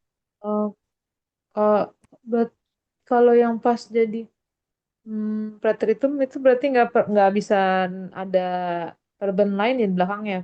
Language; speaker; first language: Indonesian; native; Indonesian